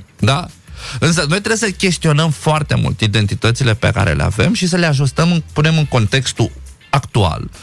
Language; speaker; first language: Romanian; non-native, local second language; Romany